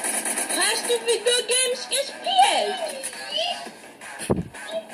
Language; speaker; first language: German; non-native, learner; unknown